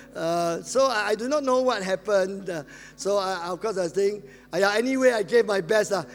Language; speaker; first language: English; non-native, local second language; Min Nan Chinese